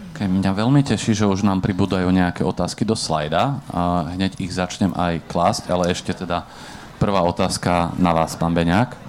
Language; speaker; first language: Slovak; native; Slovak